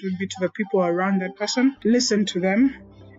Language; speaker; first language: English; non-native, local second language; Kinyarwanda